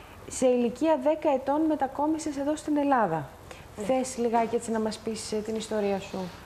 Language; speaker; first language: Greek; native; Greek